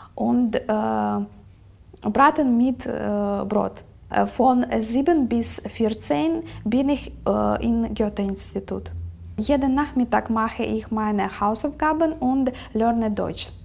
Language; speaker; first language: German; non-native, learner; Ukrainian